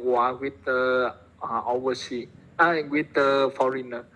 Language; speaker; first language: English; non-native, learner; Vietnamese